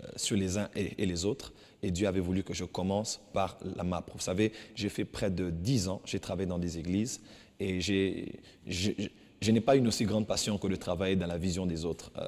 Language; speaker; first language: French; non-native, local second language; Lingala